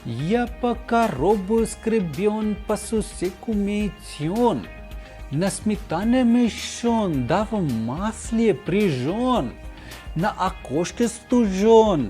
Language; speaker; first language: Russian; non-native, fluent; Hindi